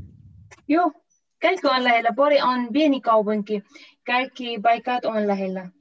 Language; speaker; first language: Finnish; non-native, learner; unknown